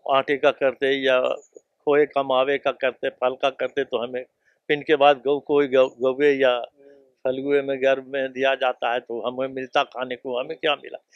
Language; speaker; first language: Hindi; native; Hindi